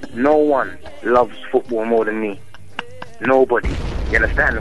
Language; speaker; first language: English; native; English